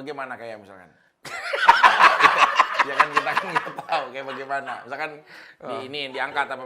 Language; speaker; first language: Indonesian; native; Indonesian